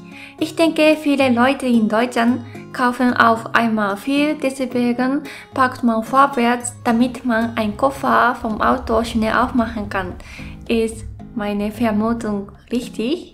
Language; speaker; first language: German; non-native, fluent; Japanese